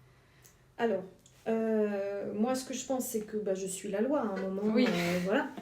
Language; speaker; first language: French; native; French